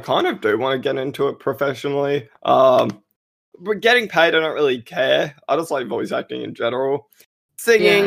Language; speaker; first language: English; native; English